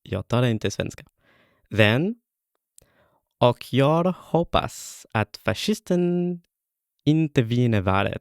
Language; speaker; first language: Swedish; non-native, learner; French